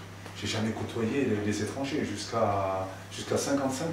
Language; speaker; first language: French; native; French